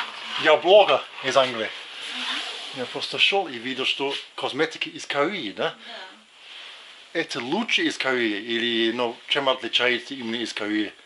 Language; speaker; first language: Russian; non-native, fluent; English